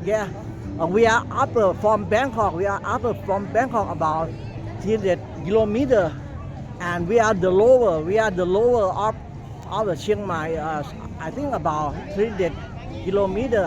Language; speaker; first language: English; non-native, learner; Thai